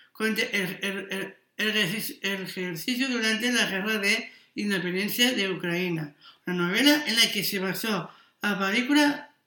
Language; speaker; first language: Spanish; non-native, local second language; Catalan